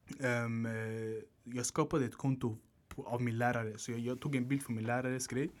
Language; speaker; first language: Swedish; early bilingual, other home language; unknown